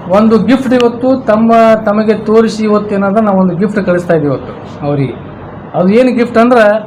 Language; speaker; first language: Kannada; native; Kannada